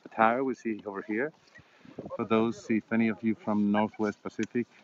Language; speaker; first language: English; non-native, fluent; Spanish